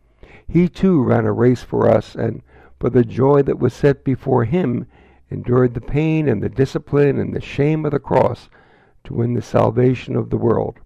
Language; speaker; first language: English; native; English